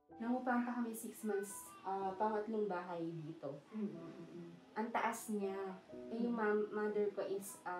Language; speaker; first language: Filipino; native; Filipino